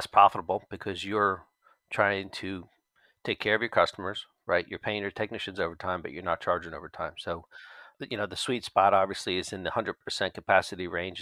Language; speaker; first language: English; native; English